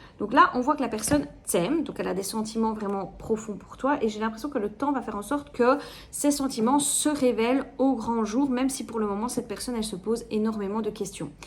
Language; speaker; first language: French; native; French